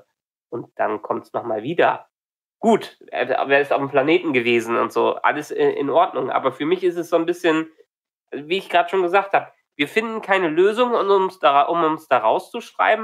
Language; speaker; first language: German; native; German